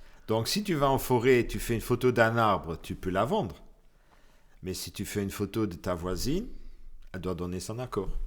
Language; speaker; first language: French; non-native, local second language; Luxembourgish